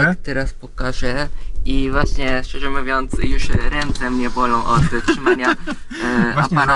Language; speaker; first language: Polish; non-native, fluent; Japanese